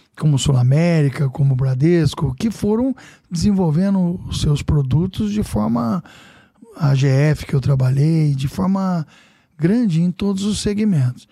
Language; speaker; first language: Portuguese; native; Portuguese